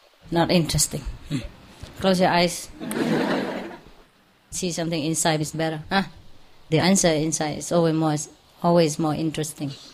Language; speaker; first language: English; non-native, fluent; Vietnamese